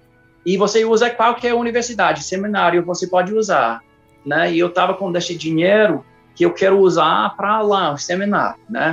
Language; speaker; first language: Portuguese; non-native, fluent; English